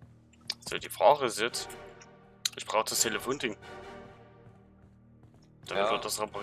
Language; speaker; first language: German; native; German